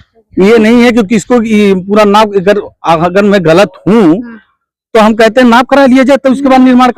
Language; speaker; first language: Hindi; native; Hindi